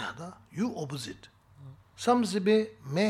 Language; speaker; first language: Russian; non-native, learner; Tibetan